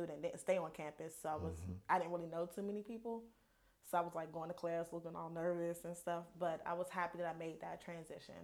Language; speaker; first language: English; native; English